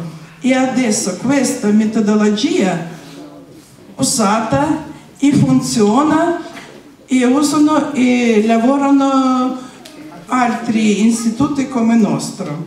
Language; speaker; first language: Italian; non-native, learner; Russian